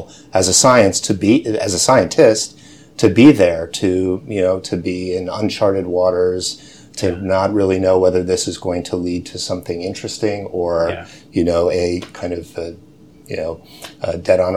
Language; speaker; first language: English; native; English